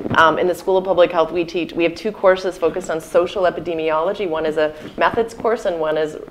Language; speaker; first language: English; native; English